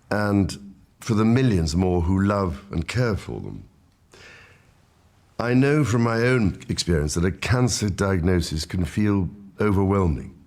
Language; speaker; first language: English; native; English